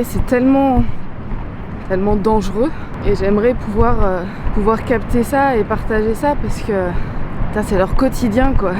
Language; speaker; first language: French; native; French